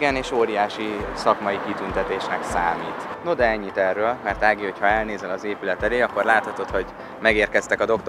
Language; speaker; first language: Hungarian; native; Hungarian